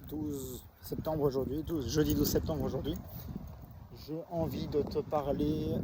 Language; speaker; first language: French; native; French